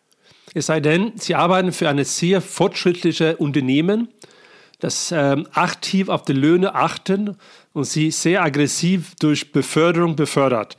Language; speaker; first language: German; non-native, fluent; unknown